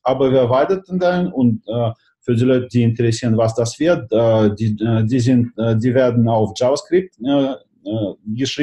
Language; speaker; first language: German; non-native, fluent; Russian